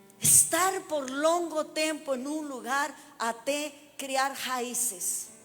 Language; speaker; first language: Portuguese; non-native, fluent; Spanish